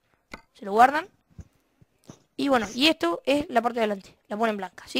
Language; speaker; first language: Spanish; native; Spanish